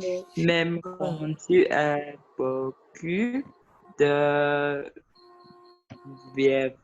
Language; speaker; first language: French; non-native, learner; Indonesian